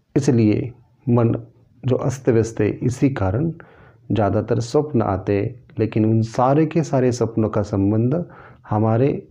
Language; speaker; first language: Hindi; non-native, local second language; Marathi